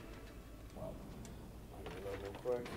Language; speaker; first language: English; native; English